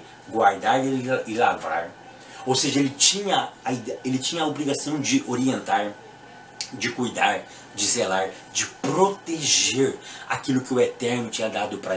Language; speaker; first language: Portuguese; native; Portuguese